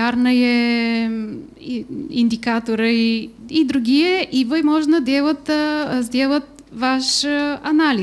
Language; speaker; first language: Russian; non-native, learner; Bulgarian